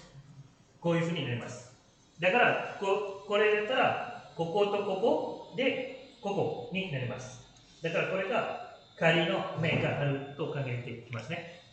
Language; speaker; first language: Japanese; non-native, fluent; Malay